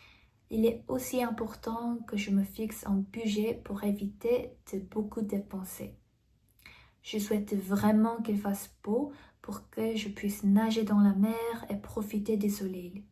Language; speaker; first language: French; non-native, fluent; Korean